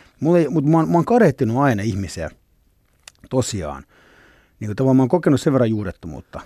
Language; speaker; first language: Finnish; early bilingual, other home language; Swedish